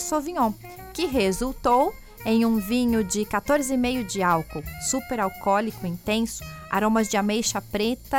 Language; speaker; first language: Portuguese; native; Portuguese